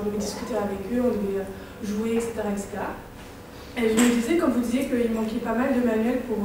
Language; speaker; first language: French; native; French